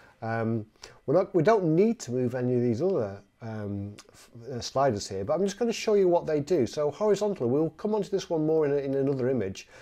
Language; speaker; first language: English; native; English